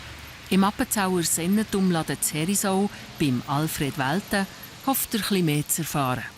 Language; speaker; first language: German; native; German